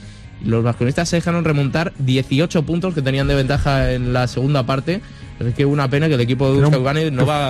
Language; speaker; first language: Spanish; native; Spanish